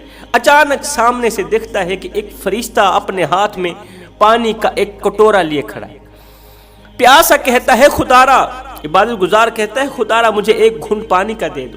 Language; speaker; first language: Urdu; native; Urdu